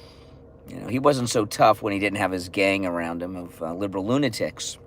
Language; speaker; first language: English; native; English